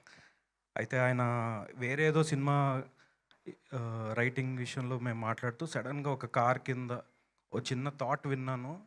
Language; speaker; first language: Telugu; native; Telugu